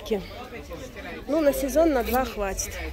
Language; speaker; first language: Russian; native; Russian